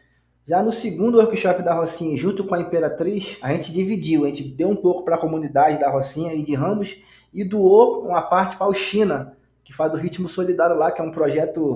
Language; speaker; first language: Portuguese; native; Portuguese